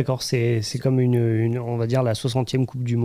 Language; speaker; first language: French; native; French